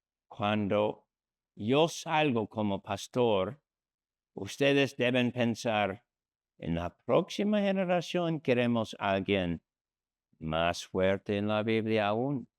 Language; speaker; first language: Spanish; non-native, fluent; English